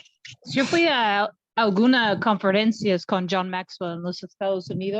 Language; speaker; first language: Spanish; non-native, learner; English